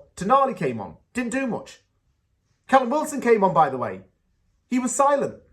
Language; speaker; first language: English; native; English